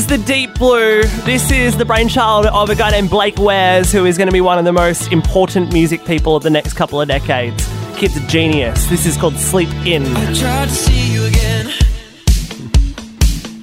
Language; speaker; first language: English; native; English